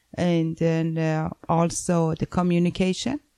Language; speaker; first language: English; non-native, fluent; Persian